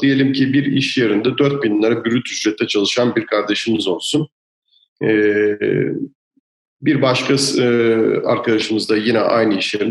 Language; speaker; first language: Turkish; native; Turkish